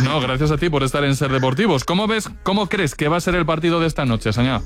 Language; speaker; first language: Spanish; native; Spanish